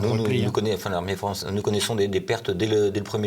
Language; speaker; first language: French; native; French